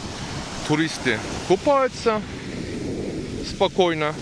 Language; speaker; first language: Russian; non-native, learner; Turkish